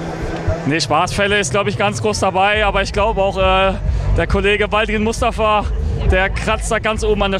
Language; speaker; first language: German; native; German